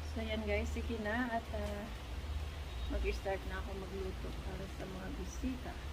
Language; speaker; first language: Filipino; native; Filipino